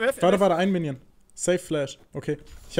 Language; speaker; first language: German; native; German